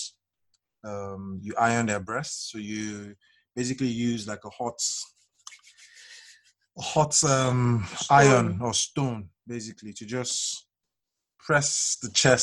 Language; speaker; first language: English; non-native, local second language; Yoruba